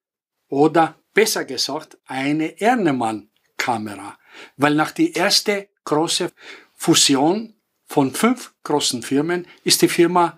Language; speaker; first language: German; non-native, fluent; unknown